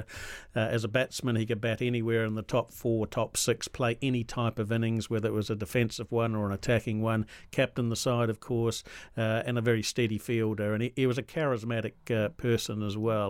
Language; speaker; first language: English; native; English